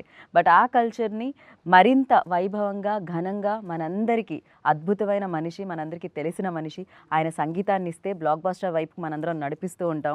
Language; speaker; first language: Telugu; native; Telugu